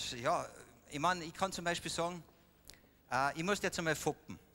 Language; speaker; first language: German; native; German